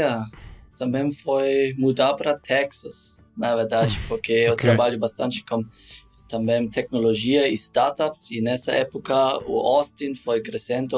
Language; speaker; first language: Portuguese; non-native, learner; German